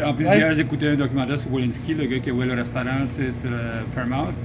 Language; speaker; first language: French; native; French